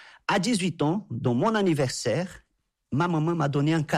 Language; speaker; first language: French; non-native, fluent; Portuguese